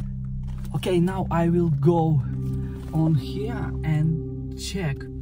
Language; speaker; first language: English; non-native, learner; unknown